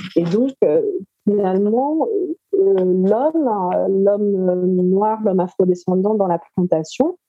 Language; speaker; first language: French; native; French